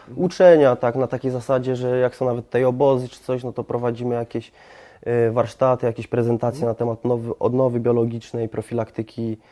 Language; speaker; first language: Polish; early bilingual, heritage; Polish